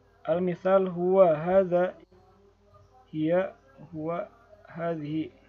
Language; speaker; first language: Arabic; non-native, fluent; Indonesian